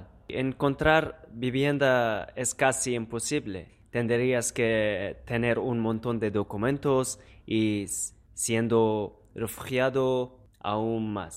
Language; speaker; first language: Spanish; non-native, learner; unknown